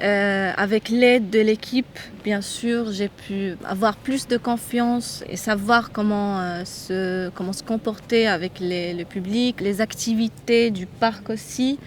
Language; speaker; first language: French; non-native, local second language; Arabic